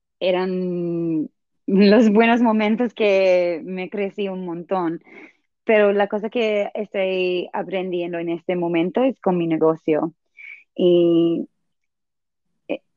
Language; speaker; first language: Spanish; non-native, learner; English